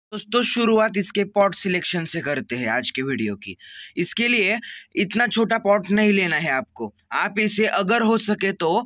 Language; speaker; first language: Hindi; non-native, local second language; Marathi